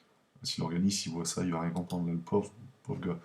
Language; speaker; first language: French; native; French